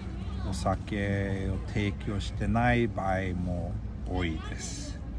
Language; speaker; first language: Japanese; non-native, fluent; Swedish